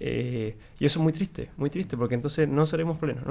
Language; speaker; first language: Spanish; native; Spanish